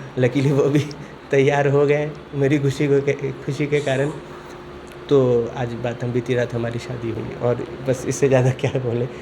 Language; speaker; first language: Hindi; native; Hindi